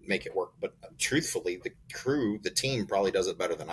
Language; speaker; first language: English; native; English